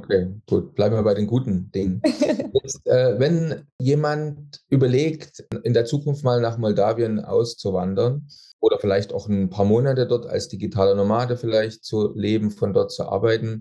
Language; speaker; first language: German; native; German